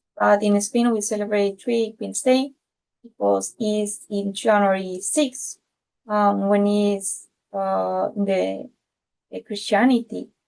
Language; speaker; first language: English; non-native, fluent; Spanish